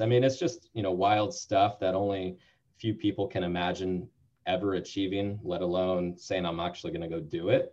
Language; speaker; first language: English; native; English